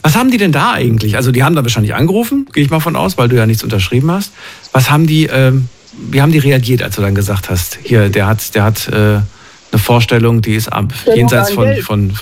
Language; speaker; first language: German; native; German